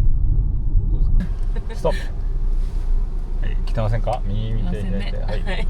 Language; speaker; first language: Japanese; native; Japanese